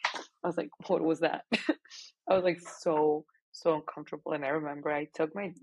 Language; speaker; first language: English; non-native, fluent; Spanish